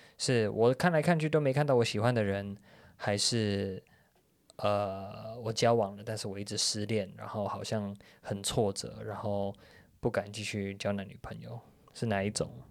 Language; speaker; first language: Chinese; early bilingual, heritage; Chinese